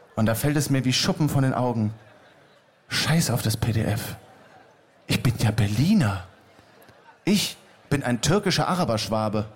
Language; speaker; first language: German; native; German